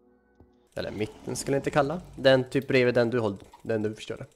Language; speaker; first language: Swedish; native; Swedish